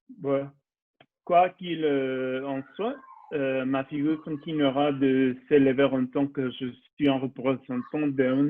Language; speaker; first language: French; non-native, learner; Spanish